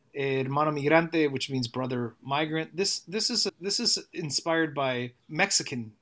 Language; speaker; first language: English; native; English